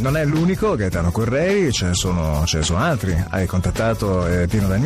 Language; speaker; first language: Italian; native; Italian